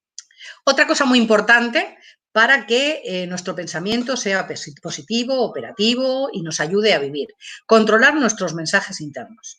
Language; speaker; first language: Spanish; native; Spanish